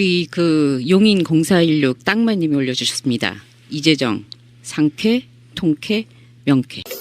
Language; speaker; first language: Korean; native; Korean